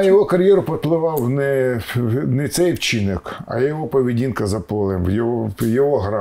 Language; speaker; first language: Ukrainian; non-native, local second language; Russian